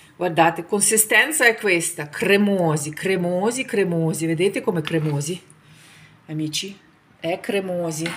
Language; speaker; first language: Italian; non-native, fluent; Ukrainian